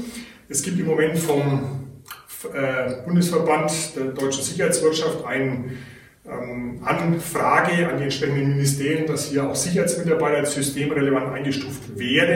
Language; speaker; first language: German; native; German